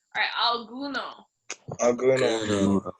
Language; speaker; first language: Spanish; non-native, fluent; English